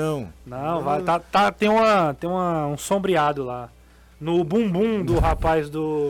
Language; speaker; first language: Portuguese; native; Portuguese